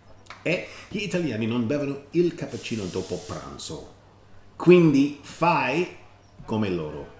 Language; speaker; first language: Italian; non-native, learner; English